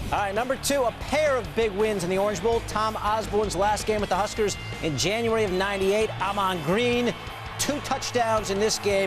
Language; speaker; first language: English; native; English